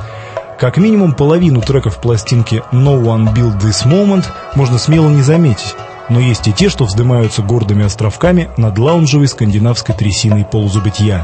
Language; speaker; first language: Russian; native; Russian